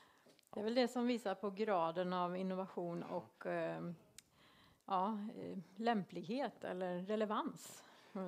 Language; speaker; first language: Swedish; native; Swedish